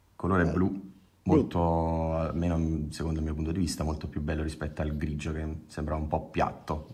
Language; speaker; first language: Italian; native; Italian